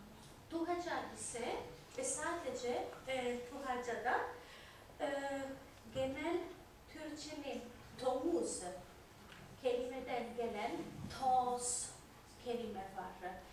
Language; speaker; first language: Turkish; non-native, fluent; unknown